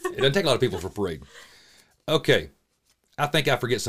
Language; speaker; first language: English; native; English